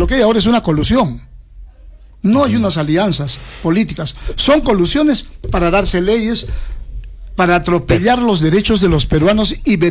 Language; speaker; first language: Spanish; native; Spanish